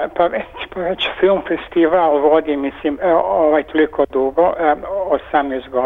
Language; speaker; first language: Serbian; early bilingual, heritage; Serbian